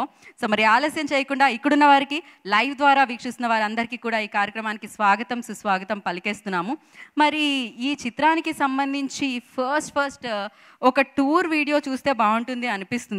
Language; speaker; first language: Telugu; native; Telugu